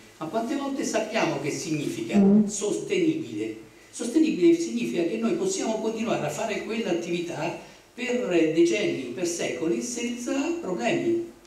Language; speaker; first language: Italian; native; Italian